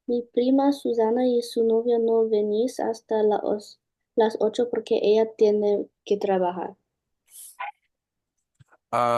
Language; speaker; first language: Spanish; non-native, learner; English